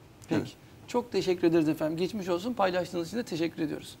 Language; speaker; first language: Turkish; native; Turkish